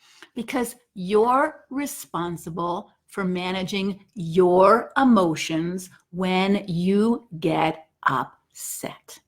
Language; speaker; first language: English; native; English